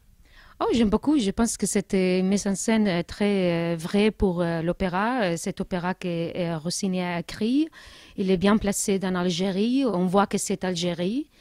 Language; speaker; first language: French; non-native, learner; Spanish